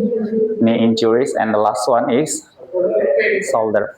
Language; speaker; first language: English; non-native, fluent; Indonesian